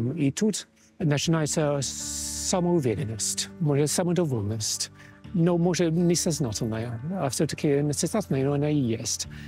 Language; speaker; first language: Russian; non-native, fluent; English